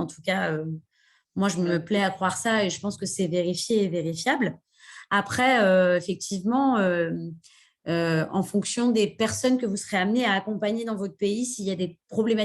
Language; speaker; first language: French; native; French